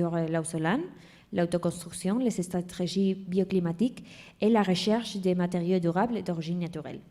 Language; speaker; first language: French; non-native, fluent; Spanish